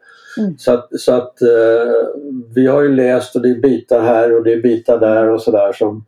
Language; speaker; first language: Swedish; native; Swedish